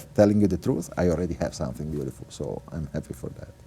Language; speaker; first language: English; non-native, fluent; Italian